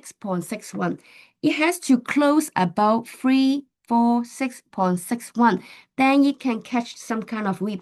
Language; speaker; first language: English; non-native, fluent; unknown